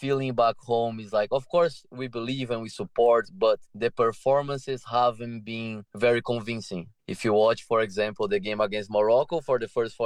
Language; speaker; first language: English; non-native, fluent; Portuguese